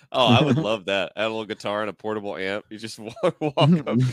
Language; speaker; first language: English; native; English